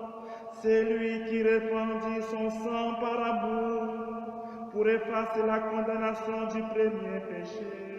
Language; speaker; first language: French; native; French